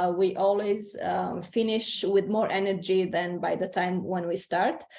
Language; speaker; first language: English; non-native, fluent; Romanian